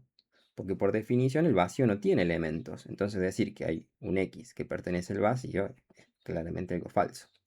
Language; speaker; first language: Spanish; native; Spanish